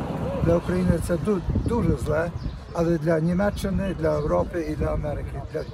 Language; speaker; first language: Ukrainian; early bilingual, heritage; Ukrainian